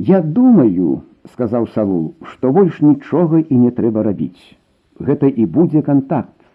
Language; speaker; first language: Belarusian; native; Belarusian